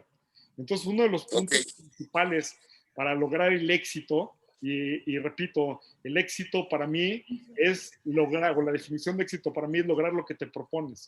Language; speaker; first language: Spanish; native; Spanish